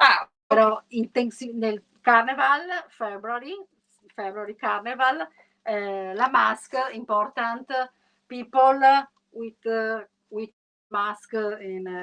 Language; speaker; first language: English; non-native, learner; Italian